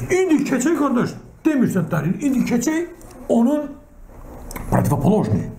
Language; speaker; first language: Azerbaijani; non-native, local second language; Talysh